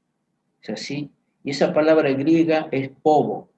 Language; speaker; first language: Spanish; native; Spanish